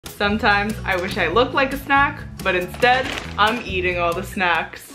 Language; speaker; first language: English; native; English